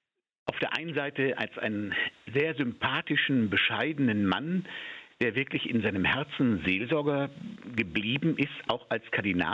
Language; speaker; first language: German; native; German